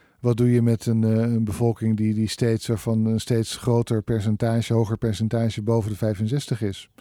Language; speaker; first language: Dutch; native; Dutch